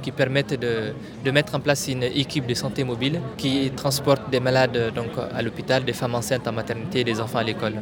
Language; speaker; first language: French; non-native, local second language; Tamasheq